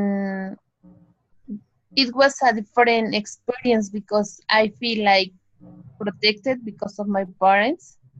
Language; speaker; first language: English; non-native, learner; Spanish